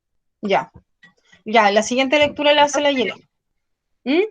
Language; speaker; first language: Spanish; native; Spanish